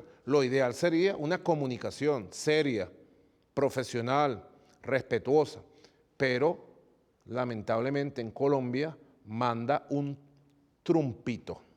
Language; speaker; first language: Spanish; native; Spanish